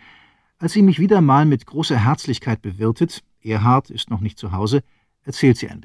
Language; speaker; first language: German; native; German